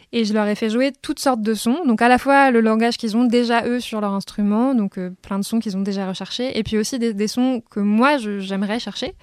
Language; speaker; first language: French; native; French